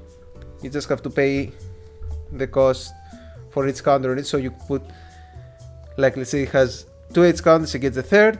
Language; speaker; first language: English; non-native, fluent; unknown